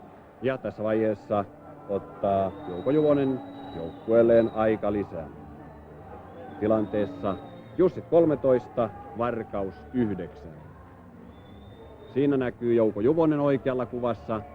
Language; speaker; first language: Finnish; native; Finnish